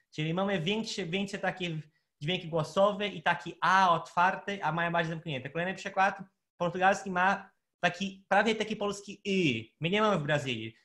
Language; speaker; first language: Polish; non-native, fluent; Portuguese